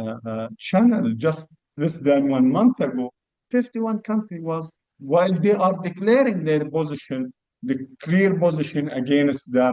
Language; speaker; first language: English; non-native, fluent; Arabic